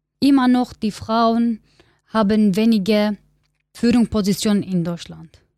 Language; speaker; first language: German; non-native, learner; Kurdish